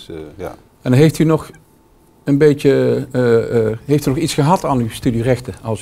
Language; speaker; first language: Dutch; native; Dutch